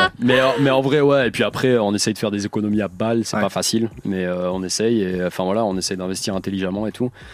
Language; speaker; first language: French; native; French